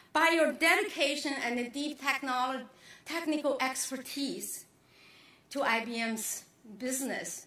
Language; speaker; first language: English; non-native, fluent; Chinese